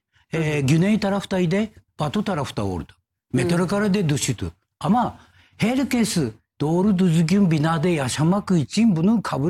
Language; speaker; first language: Turkish; non-native, learner; Japanese